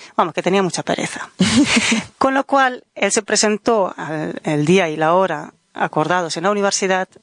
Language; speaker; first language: Spanish; non-native, fluent; Dutch